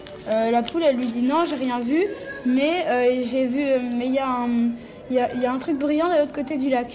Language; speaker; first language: French; native; French